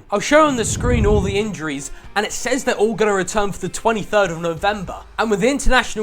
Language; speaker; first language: English; native; English